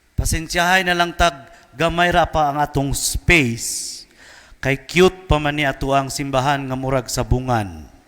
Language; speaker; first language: Cebuano; native; Cebuano